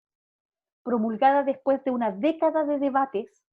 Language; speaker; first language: Spanish; native; Spanish